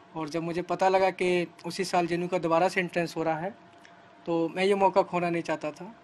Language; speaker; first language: Hindi; native; Hindi